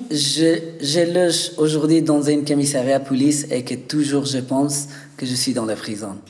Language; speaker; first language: French; non-native, learner; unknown